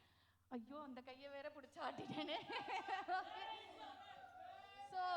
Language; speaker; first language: Tamil; native; Tamil